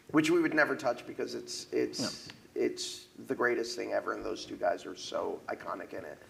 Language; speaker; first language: English; native; English